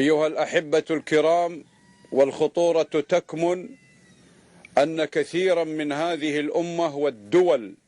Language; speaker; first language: Arabic; native; Arabic